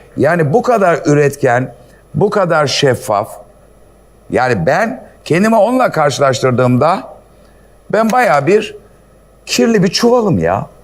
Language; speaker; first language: Turkish; native; Turkish